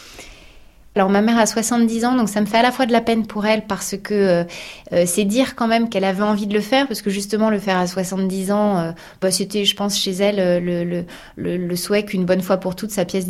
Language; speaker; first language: French; native; French